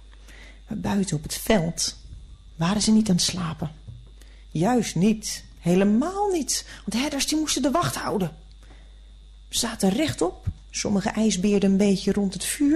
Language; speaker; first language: Dutch; native; Dutch